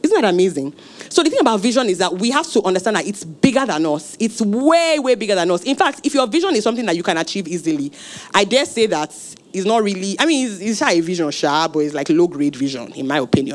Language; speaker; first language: English; non-native, local second language; Yoruba